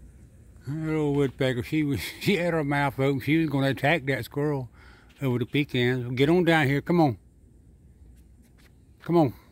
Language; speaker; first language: English; native; English